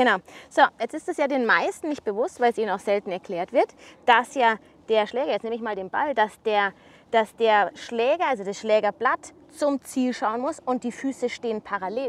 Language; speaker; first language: German; native; German